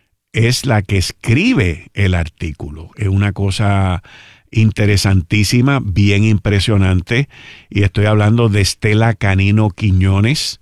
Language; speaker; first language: Spanish; native; Spanish